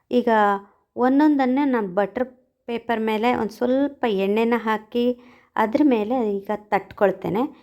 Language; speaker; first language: Kannada; non-native, local second language; Konkani